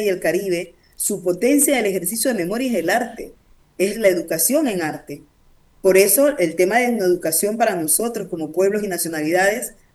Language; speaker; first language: Spanish; native; Spanish